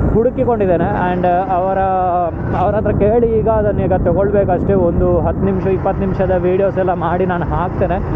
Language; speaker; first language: Kannada; non-native, local second language; Tulu